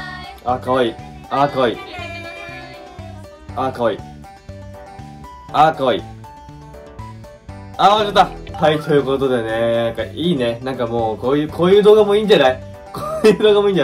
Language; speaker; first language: Japanese; native; Japanese